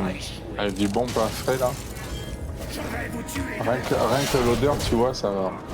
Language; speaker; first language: French; native; French